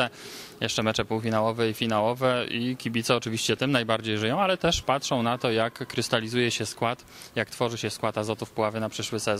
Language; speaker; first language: Polish; native; Polish